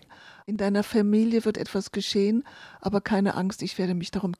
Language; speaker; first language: German; native; German